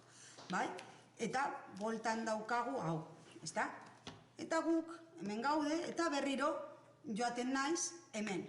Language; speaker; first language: Basque; non-native, local second language; Spanish